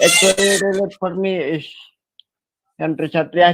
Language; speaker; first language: English; non-native, learner; Indonesian